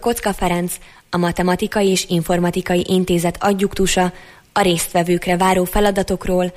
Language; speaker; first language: Hungarian; native; Hungarian